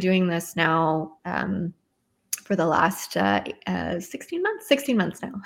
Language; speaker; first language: English; native; English